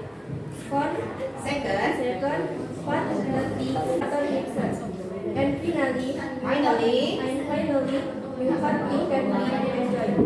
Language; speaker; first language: English; non-native, learner; Indonesian